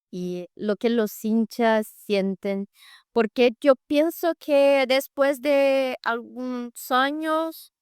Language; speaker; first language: Spanish; non-native, fluent; Portuguese